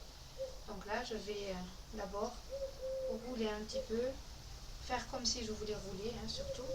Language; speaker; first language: French; native; French